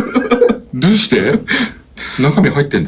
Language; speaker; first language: Japanese; native; Japanese